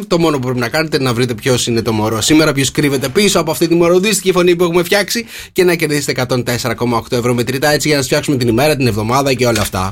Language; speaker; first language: Greek; native; Greek